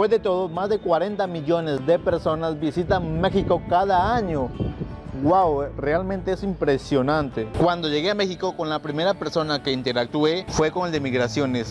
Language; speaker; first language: Spanish; native; Spanish